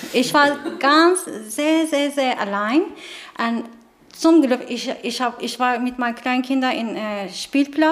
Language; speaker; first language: German; non-native, learner; Turkish